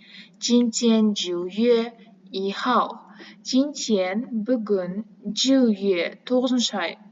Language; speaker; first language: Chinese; non-native, fluent; Kazakh